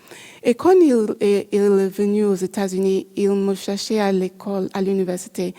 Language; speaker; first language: French; non-native, learner; English